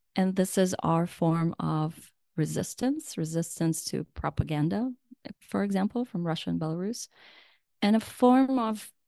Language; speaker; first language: English; non-native, fluent; Russian